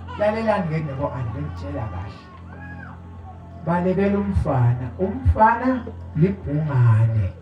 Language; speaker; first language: Zulu; non-native, local second language; South Ndebele